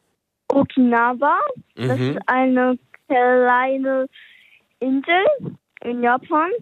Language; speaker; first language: German; early bilingual, heritage; German